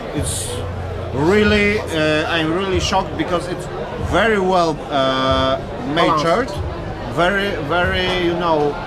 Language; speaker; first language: English; non-native, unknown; Polish